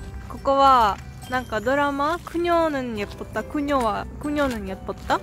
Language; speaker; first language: Korean; non-native, fluent; Japanese